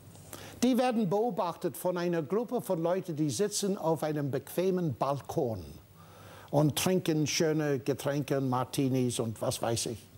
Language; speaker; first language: German; non-native, fluent; English